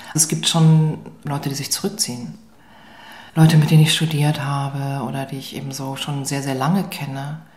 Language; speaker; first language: German; native; German